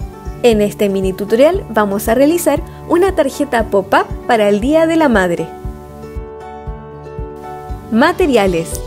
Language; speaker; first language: Spanish; native; Spanish